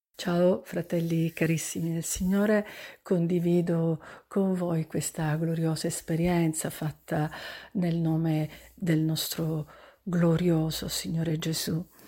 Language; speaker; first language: Italian; native; Italian